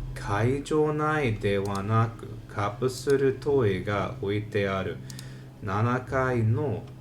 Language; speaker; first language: Japanese; non-native, learner; English